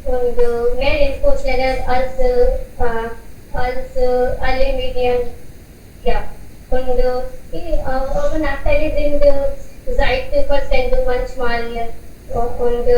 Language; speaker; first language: German; non-native, learner; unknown